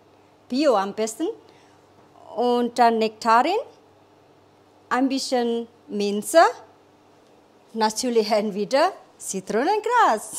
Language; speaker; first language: German; non-native, learner; Indonesian